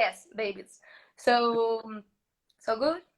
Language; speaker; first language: English; non-native, learner; Spanish